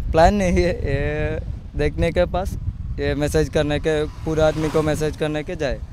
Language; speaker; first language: Hindi; non-native, local second language; Malayalam